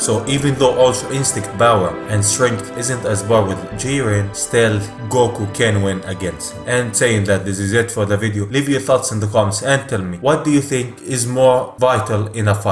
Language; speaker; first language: English; non-native, fluent; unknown